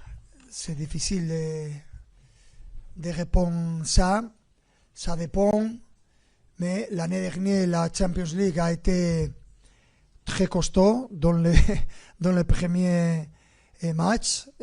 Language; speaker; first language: French; non-native, fluent; Spanish